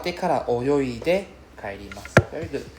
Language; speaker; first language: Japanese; non-native, fluent; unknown